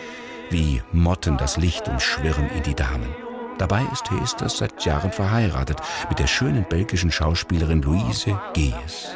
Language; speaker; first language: German; native; German